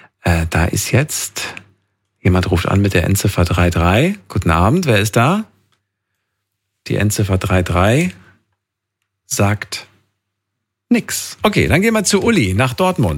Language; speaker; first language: German; native; German